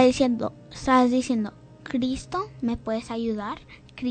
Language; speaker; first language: Spanish; early bilingual, heritage; English